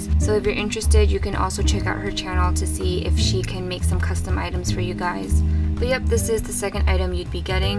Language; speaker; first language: English; native; English